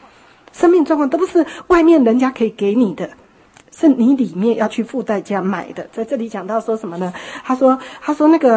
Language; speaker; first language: Chinese; native; Chinese